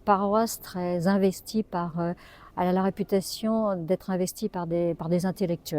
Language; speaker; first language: French; native; French